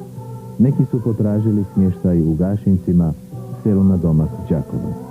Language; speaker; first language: Bosnian; native; Bosnian